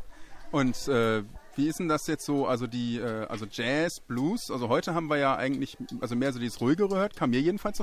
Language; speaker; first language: German; native; German